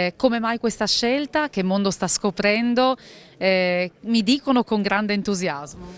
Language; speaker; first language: Italian; native; Italian